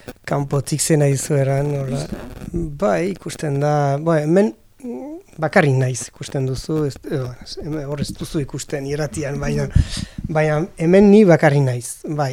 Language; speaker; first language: Basque; non-native, learner; French